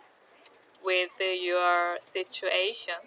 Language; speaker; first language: English; non-native, learner; Korean